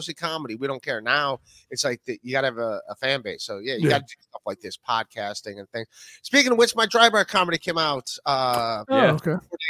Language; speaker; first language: English; native; English